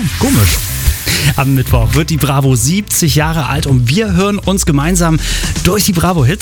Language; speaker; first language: German; native; German